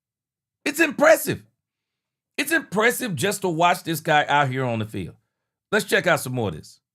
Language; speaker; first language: English; native; English